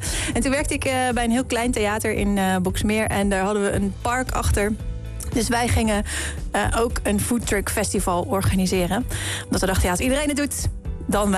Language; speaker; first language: Dutch; native; Dutch